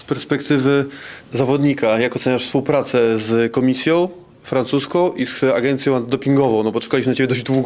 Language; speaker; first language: Polish; native; Polish